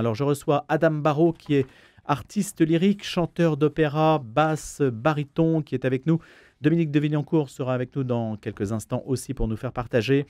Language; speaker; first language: French; native; French